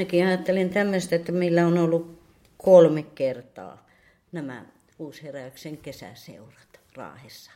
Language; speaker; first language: Finnish; native; Finnish